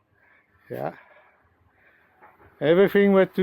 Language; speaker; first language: English; non-native, learner; French